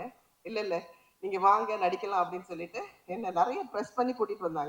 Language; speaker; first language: Tamil; native; Tamil